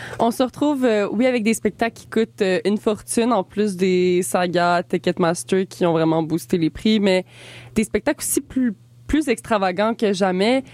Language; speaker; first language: French; native; French